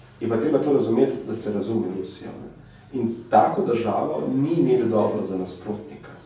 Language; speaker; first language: Slovenian; native; Slovenian